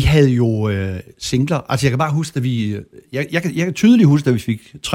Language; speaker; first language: Danish; native; Danish